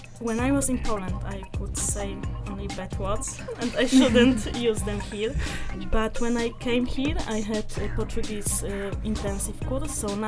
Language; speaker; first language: English; non-native, learner; Polish